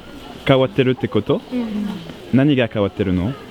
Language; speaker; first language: Japanese; non-native, learner; French